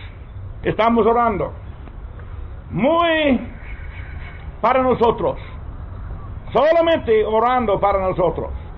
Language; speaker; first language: Spanish; non-native, fluent; English